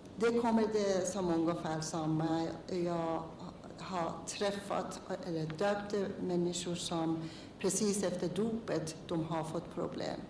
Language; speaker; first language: Swedish; non-native, learner; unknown